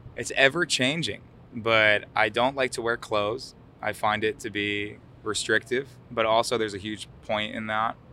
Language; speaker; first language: English; early bilingual, other home language; Arabic